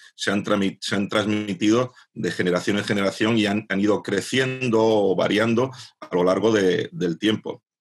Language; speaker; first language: Spanish; native; Spanish